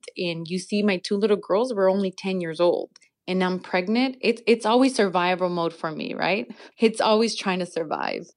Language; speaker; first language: English; native; English